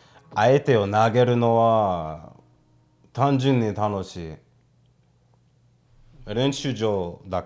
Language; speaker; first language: Japanese; non-native, fluent; English